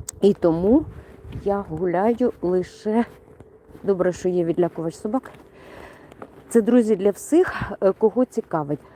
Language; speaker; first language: Ukrainian; non-native, local second language; Russian